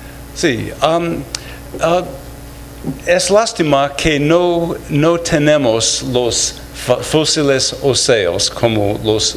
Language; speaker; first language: Spanish; non-native, fluent; English